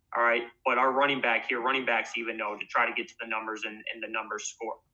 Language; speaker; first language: English; native; English